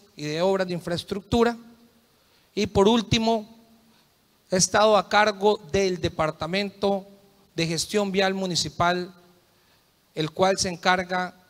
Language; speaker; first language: Spanish; native; Spanish